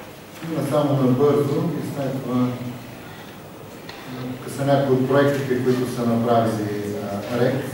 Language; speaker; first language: Bulgarian; native; Bulgarian